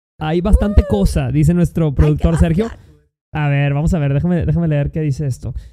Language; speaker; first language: Spanish; native; Spanish